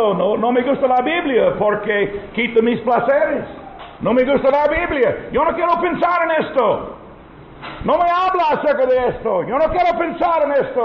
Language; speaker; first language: Spanish; non-native, learner; English